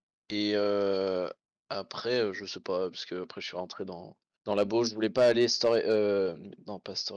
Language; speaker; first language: French; native; French